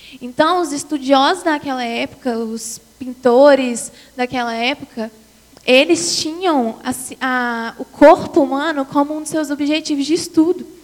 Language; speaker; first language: Portuguese; native; Portuguese